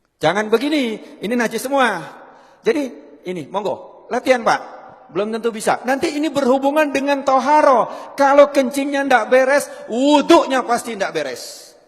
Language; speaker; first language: Indonesian; non-native, local second language; Javanese